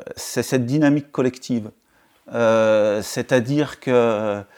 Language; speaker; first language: French; native; French